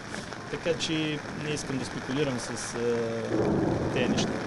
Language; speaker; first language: Bulgarian; native; Bulgarian